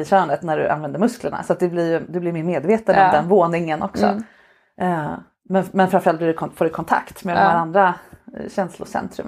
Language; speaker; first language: Swedish; native; Swedish